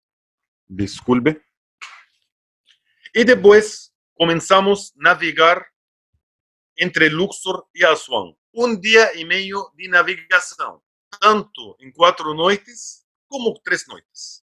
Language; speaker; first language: Portuguese; non-native, fluent; Arabic